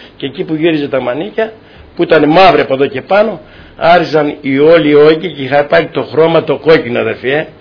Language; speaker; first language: Greek; native; Greek